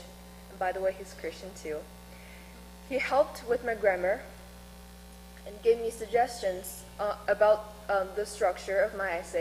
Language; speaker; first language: English; non-native, fluent; Chinese